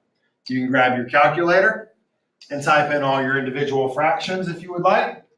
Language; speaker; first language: English; native; English